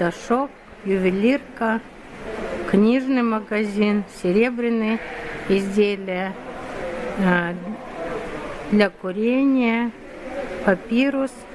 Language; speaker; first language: Russian; native; Russian